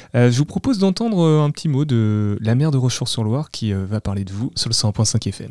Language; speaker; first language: French; native; French